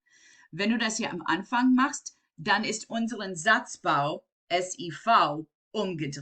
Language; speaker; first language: German; non-native, fluent; English